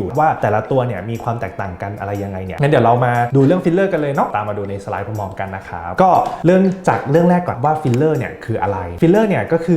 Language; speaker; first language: Thai; native; Thai